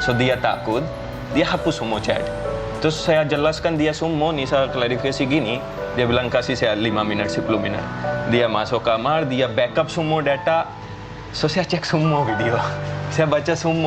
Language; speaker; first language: Indonesian; non-native, fluent; Hindi